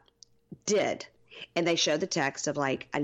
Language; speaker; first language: English; native; English